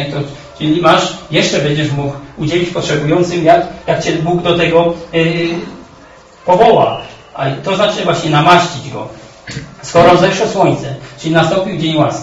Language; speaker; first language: Polish; native; Polish